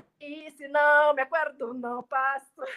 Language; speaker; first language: Portuguese; non-native, learner; Spanish